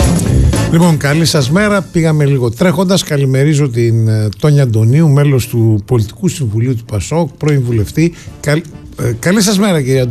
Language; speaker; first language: Greek; native; Greek